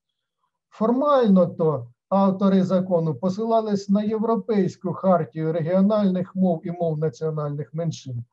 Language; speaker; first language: Ukrainian; native; Ukrainian